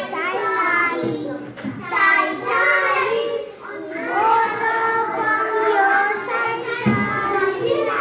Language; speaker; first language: Chinese; non-native, learner; Nepali